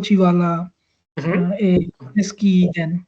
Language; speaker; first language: Czech; non-native, learner; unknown